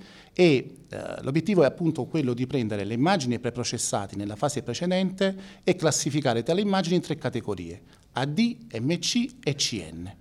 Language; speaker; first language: Italian; native; Italian